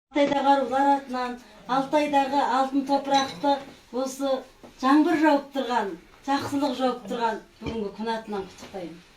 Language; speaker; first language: Kazakh; native; Kazakh